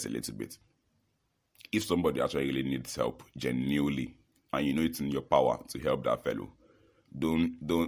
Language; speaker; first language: English; non-native, local second language; Yoruba